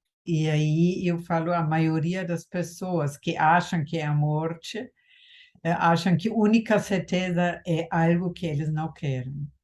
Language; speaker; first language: Portuguese; non-native, fluent; German